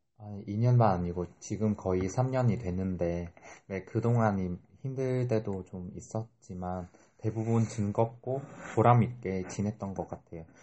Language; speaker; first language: Korean; non-native, fluent; Vietnamese